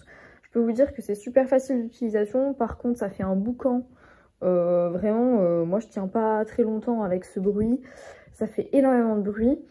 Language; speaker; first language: French; native; French